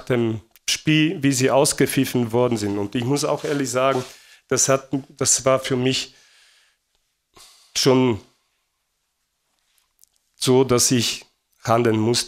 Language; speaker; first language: German; non-native, fluent; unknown